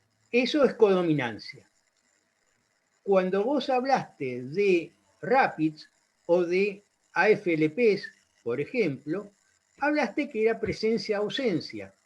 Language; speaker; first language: Spanish; native; Spanish